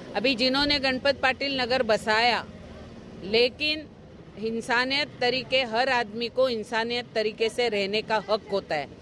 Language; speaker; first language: Hindi; non-native, local second language; Marathi